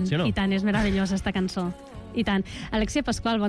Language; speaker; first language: Catalan; native; Catalan